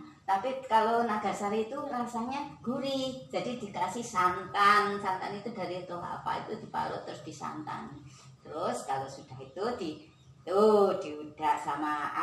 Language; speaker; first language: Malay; non-native, local second language; Javanese